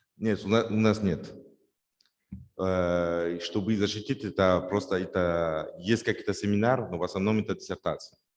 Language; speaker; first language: Russian; non-native, fluent; French